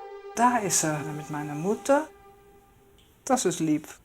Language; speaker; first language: German; early bilingual, heritage; German